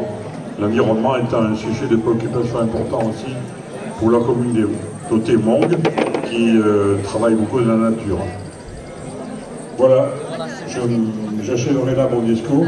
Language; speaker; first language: French; native; French